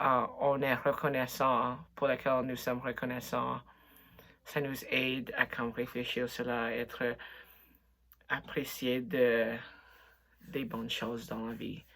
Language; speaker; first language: French; non-native, local second language; English